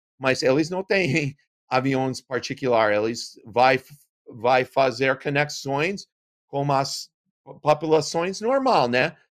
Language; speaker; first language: Portuguese; non-native, learner; English